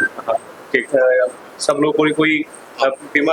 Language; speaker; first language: Hindi; non-native, local second language; Malayalam